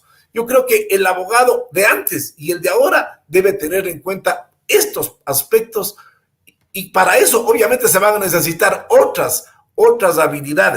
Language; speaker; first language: Spanish; native; Spanish